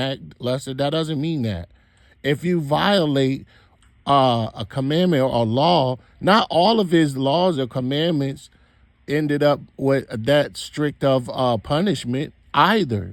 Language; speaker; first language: English; native; English